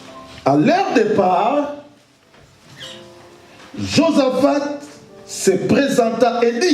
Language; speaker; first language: French; non-native, local second language; Lingala